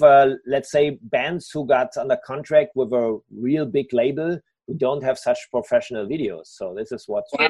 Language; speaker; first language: English; non-native, fluent; German